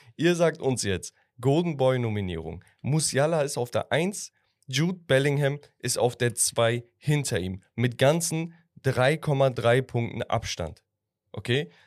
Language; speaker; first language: German; early bilingual, other home language; Turkish